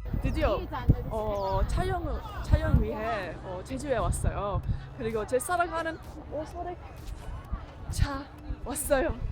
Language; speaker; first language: Korean; non-native, learner; English